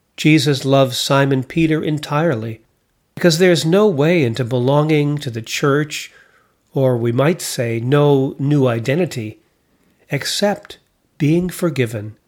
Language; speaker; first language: English; native; English